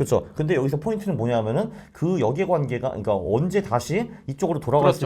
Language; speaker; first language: Korean; native; Korean